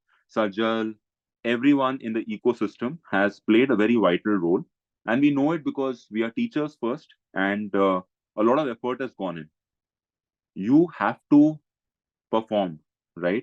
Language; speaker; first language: English; non-native, local second language; Hindi